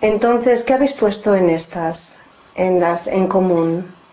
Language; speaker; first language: Spanish; native; Spanish